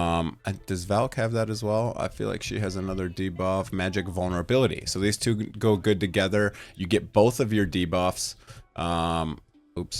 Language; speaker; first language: English; native; English